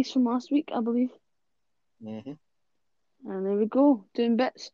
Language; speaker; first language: English; native; English